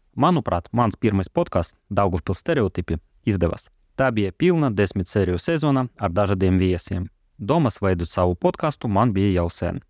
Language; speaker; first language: Latvian; non-native, local second language; Russian